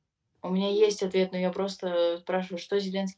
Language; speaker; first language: Russian; native; Russian